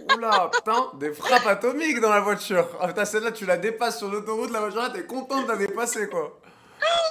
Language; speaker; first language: French; native; French